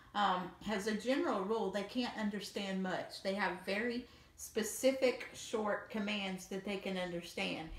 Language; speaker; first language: English; native; English